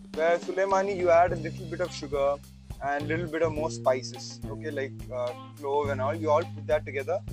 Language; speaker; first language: English; non-native, local second language; Malayalam